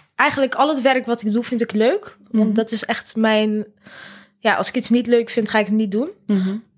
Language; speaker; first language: Dutch; native; Dutch